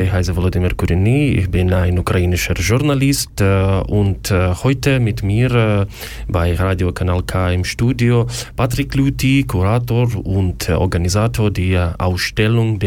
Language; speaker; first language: German; non-native, learner; Ukrainian